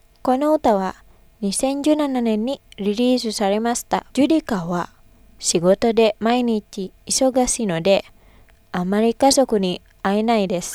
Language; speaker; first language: Japanese; non-native, fluent; Indonesian